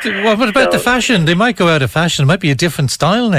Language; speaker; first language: English; native; English